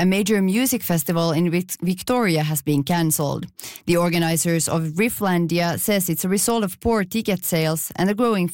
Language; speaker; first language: English; non-native, fluent; Finnish